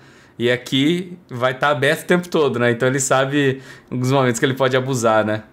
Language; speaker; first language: Portuguese; native; Portuguese